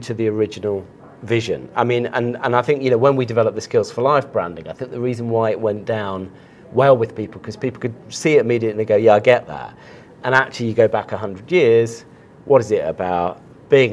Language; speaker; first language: English; native; English